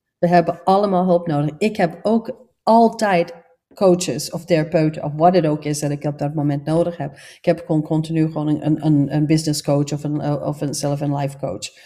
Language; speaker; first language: Dutch; non-native, fluent; English